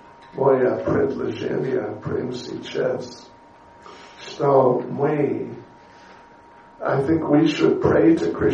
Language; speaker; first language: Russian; non-native, learner; English